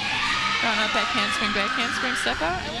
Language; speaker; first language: English; native; English